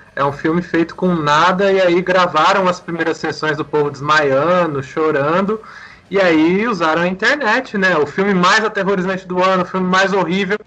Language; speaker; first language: Portuguese; native; Portuguese